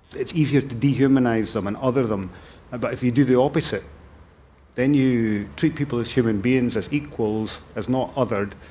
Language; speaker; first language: English; native; English